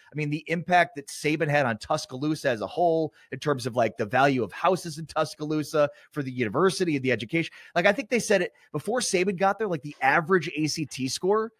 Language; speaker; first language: English; native; English